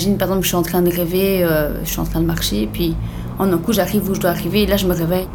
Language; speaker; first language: French; native; French